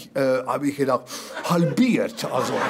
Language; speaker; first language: German; non-native, fluent; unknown